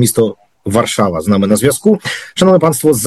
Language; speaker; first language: Ukrainian; native; Ukrainian